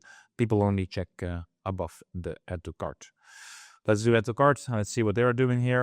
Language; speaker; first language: English; non-native, fluent; Dutch